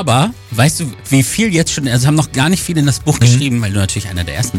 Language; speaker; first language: German; native; German